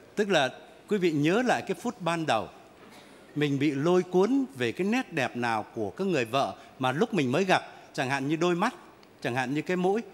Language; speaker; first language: Vietnamese; native; Vietnamese